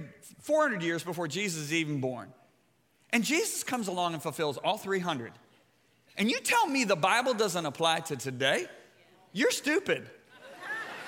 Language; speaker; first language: English; native; English